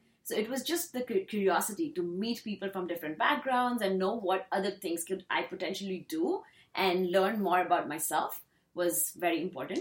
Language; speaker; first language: English; non-native, local second language; Hindi